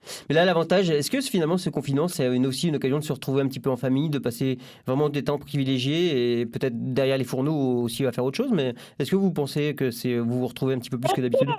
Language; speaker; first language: French; native; French